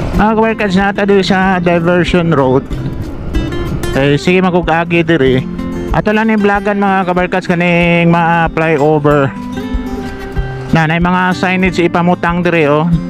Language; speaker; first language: Cebuano; native; Cebuano